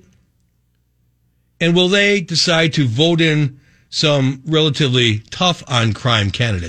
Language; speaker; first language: English; native; English